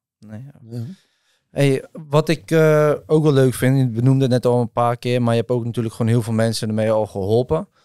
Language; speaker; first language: Dutch; native; Dutch